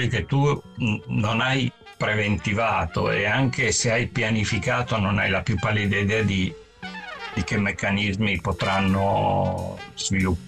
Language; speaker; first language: Italian; native; Italian